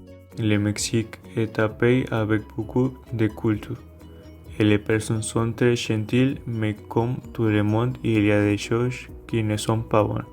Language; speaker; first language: French; non-native, learner; Spanish